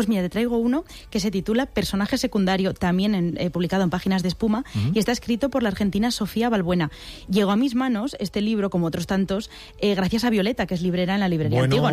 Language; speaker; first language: Spanish; native; Spanish